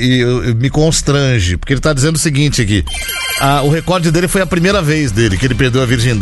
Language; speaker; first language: Portuguese; native; Portuguese